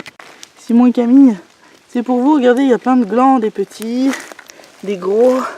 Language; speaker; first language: French; native; French